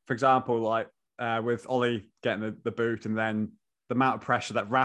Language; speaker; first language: English; native; English